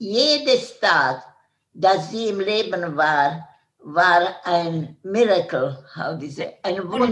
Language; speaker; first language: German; non-native, learner; Hungarian